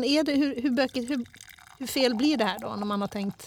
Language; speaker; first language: Swedish; native; Swedish